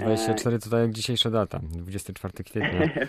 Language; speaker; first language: Polish; native; Polish